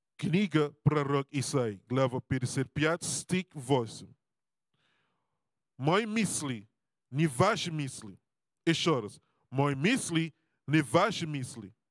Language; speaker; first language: Russian; non-native, learner; English